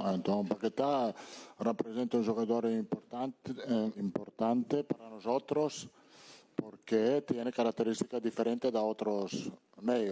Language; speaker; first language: Portuguese; non-native, learner; Italian